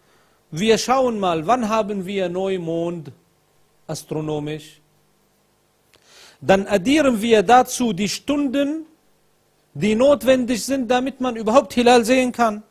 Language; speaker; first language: German; non-native, fluent; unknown